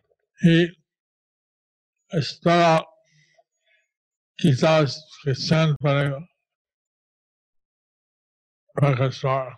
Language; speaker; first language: Spanish; non-native, learner; English